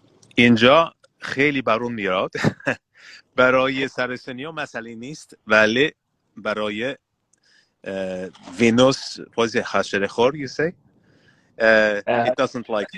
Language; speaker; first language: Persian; non-native, learner; English